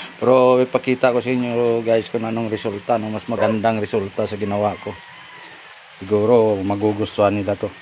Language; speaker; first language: Filipino; non-native, local second language; Hiligaynon